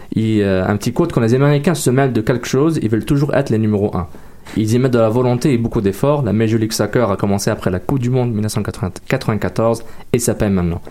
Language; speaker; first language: French; native; French